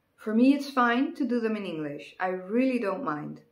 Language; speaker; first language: English; non-native, fluent; Dutch